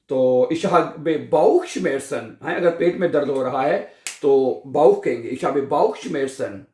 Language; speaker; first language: German; non-native, learner; Urdu